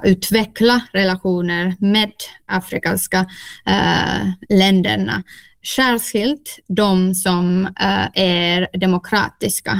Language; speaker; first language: Swedish; non-native, fluent; Finnish